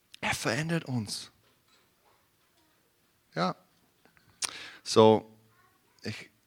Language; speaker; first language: German; non-native, learner; English